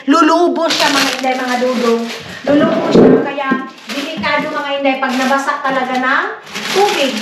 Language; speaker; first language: Filipino; non-native, local second language; Cebuano